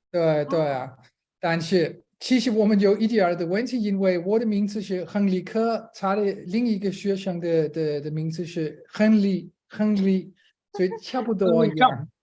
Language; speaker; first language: Chinese; non-native, learner; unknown